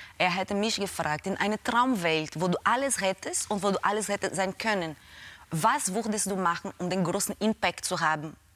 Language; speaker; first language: German; non-native, fluent; Portuguese